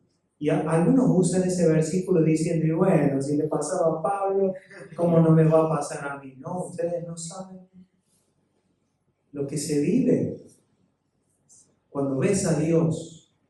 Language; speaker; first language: Spanish; native; Spanish